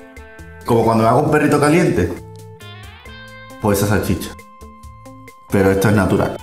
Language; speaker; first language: Spanish; native; Spanish